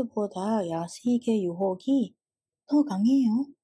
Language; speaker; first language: Korean; non-native, fluent; Indonesian